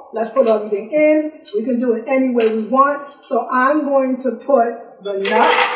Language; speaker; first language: English; native; English